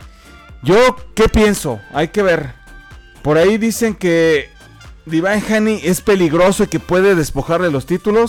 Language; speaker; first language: Spanish; native; Spanish